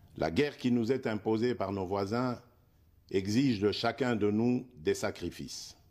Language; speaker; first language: French; non-native, local second language; Luba-Lulua